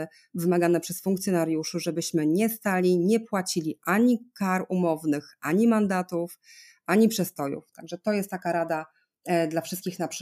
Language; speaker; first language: Polish; native; Polish